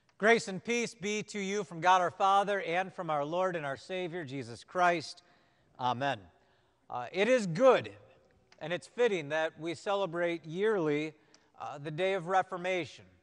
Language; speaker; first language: English; native; English